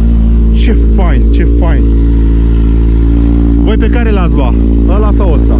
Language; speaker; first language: Romanian; native; Romanian